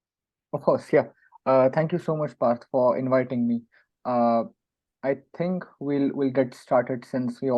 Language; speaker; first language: English; non-native, local second language; Marathi